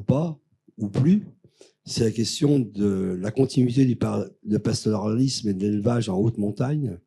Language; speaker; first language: French; native; French